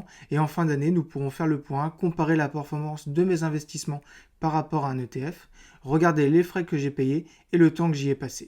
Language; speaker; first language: French; native; French